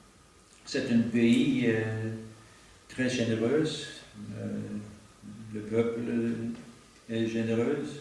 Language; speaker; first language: French; non-native, learner; Norwegian